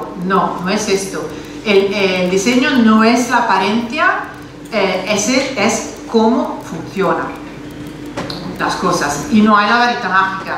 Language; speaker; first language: Spanish; non-native, fluent; Italian